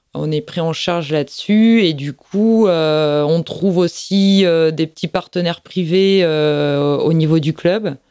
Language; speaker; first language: French; native; French